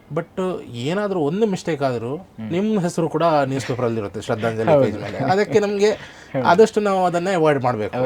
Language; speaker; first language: Kannada; non-native, local second language; Konkani